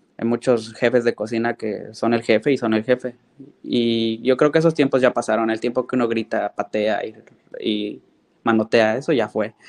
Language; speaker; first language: Spanish; native; Spanish